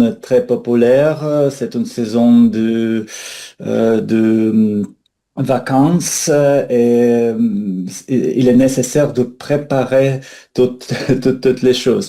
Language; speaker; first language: French; non-native, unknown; Russian